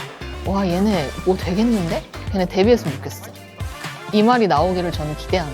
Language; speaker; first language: Korean; native; Korean